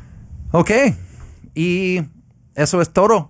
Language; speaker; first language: Spanish; non-native, learner; English